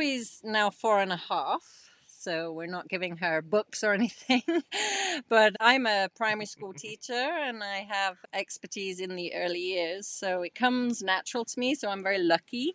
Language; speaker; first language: English; native; English